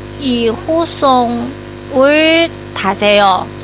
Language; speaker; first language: Korean; non-native, learner; Chinese